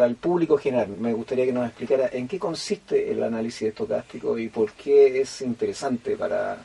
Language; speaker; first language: Spanish; native; Spanish